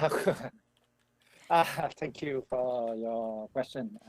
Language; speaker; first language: English; non-native, learner; Vietnamese